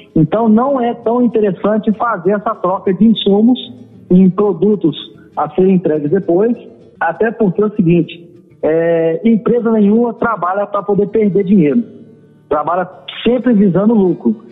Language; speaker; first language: Portuguese; native; Portuguese